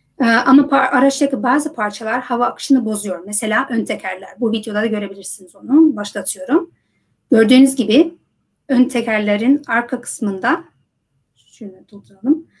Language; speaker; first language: Turkish; early bilingual, heritage; Turkish